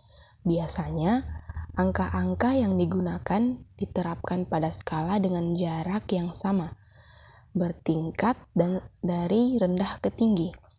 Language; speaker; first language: Indonesian; native; Indonesian